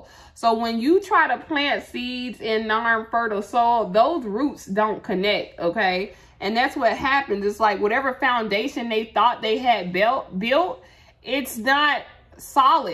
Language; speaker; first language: English; native; English